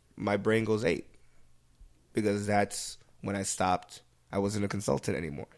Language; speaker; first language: English; native; English